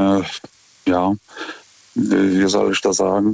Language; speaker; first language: German; non-native, fluent; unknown